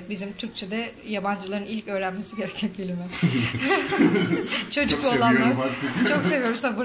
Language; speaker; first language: Turkish; native; Turkish